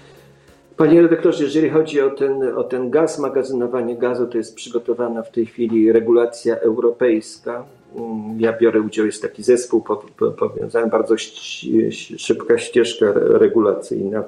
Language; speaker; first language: Polish; native; Polish